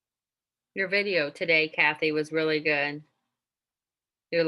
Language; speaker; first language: English; native; English